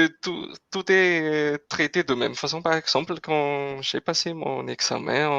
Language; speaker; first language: French; non-native, local second language; Malagasy